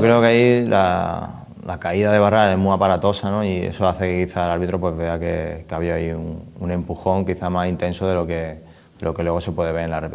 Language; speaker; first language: Spanish; native; Spanish